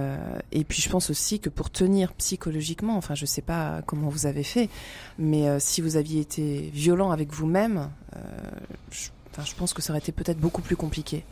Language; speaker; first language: French; native; French